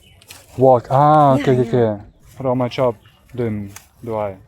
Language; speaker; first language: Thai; non-native, learner; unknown